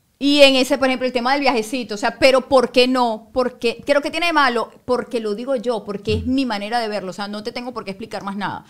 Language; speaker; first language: Spanish; native; Spanish